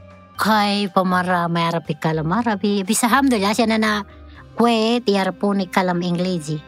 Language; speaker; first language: Arabic; non-native, learner; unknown